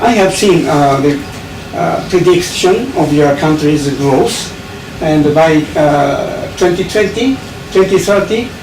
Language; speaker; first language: English; non-native, learner; Japanese